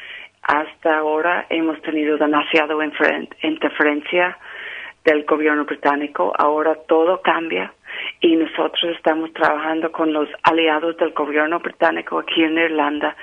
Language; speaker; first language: Spanish; non-native, fluent; English